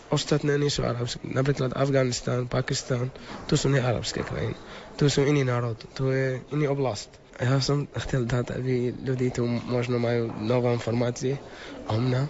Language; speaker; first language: Slovak; non-native, learner; Arabic